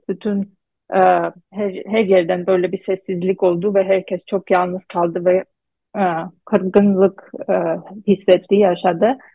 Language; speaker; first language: Turkish; non-native, fluent; Armenian